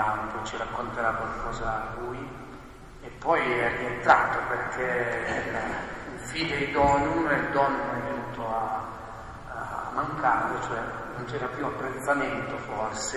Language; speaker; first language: Italian; native; Italian